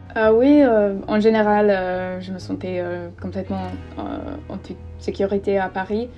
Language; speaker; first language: French; non-native, fluent; English